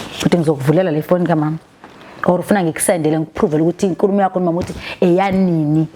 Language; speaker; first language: Zulu; native; Zulu